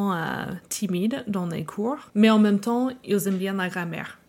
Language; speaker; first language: French; non-native, fluent; English